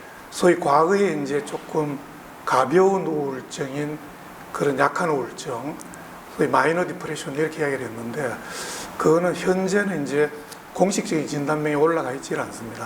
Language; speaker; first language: Korean; native; Korean